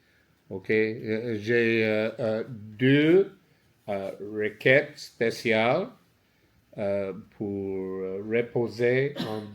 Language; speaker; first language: French; non-native, learner; English